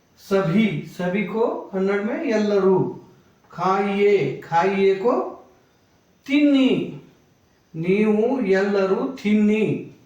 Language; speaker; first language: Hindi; non-native, local second language; Kannada